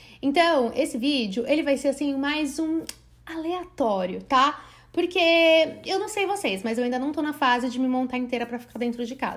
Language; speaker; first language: Portuguese; native; Portuguese